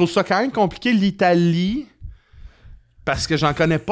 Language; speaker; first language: French; native; French